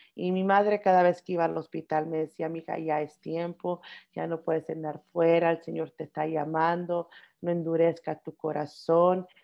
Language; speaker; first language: Spanish; early bilingual, heritage; Spanish